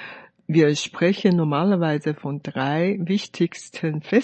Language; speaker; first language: German; non-native, fluent; Chinese